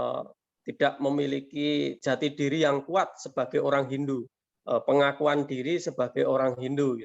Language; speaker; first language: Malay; non-native, local second language; Javanese